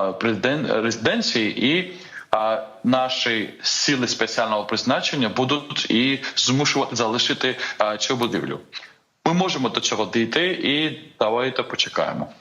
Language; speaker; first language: Ukrainian; non-native, fluent; Georgian